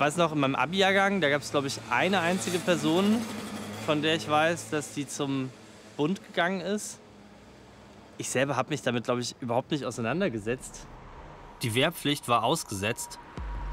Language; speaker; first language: German; native; German